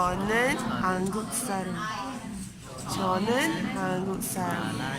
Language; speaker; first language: Korean; non-native, learner; Malay